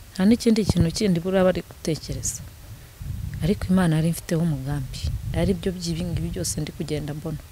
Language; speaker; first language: Kinyarwanda; native; Kinyarwanda